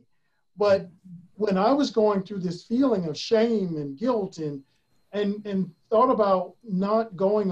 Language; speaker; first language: English; native; English